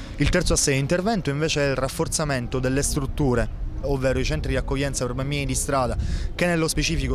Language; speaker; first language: Italian; native; Italian